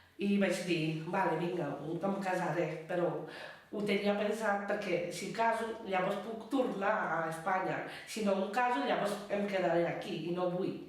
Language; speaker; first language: Catalan; early bilingual, other home language; Bangla